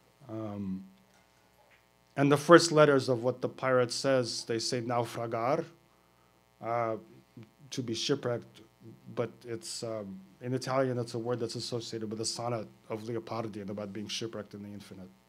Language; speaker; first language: English; early bilingual, other home language; Russian